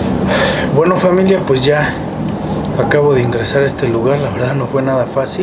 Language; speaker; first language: Spanish; native; Spanish